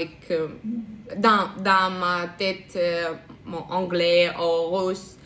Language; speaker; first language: French; non-native, learner; Russian